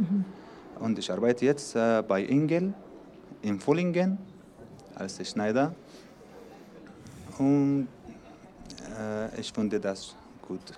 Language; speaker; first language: German; non-native, learner; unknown